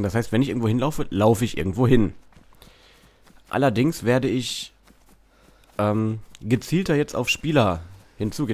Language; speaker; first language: German; native; German